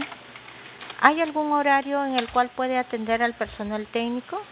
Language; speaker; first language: Spanish; native; Spanish